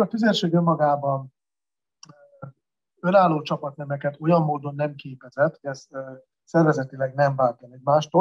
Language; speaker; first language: Hungarian; native; Hungarian